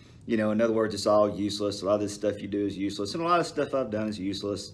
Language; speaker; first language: English; native; English